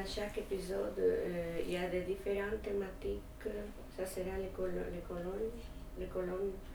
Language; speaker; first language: French; non-native, fluent; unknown